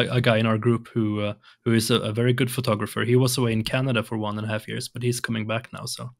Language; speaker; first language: English; non-native, fluent; Swedish